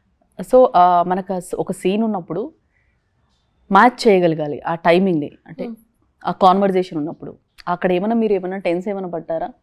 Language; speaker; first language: Telugu; native; Telugu